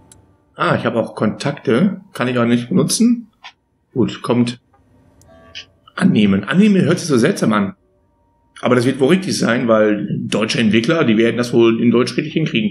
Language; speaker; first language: German; native; German